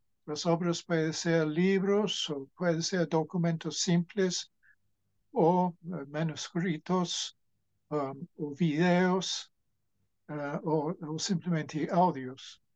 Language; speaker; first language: Spanish; non-native, fluent; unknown